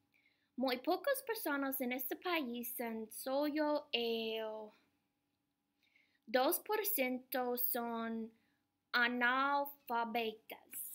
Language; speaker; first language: Spanish; non-native, learner; English